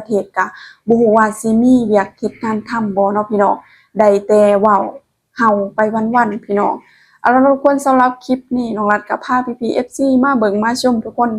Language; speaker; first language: Thai; non-native, local second language; Lao